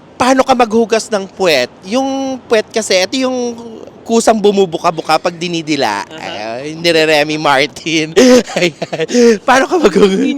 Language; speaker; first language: Filipino; native; Filipino